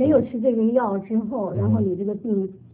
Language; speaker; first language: Chinese; native; Chinese